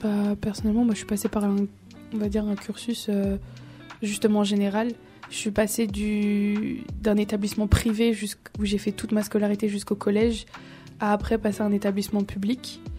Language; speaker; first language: French; native; French